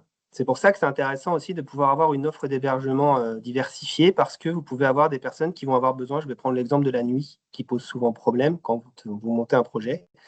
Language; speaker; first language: French; native; French